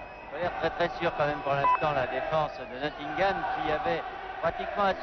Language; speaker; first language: French; native; French